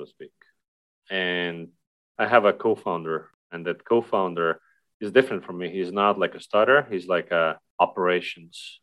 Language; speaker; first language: English; non-native, fluent; Estonian